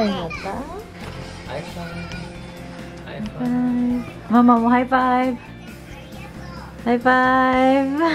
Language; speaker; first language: Japanese; non-native, learner; Filipino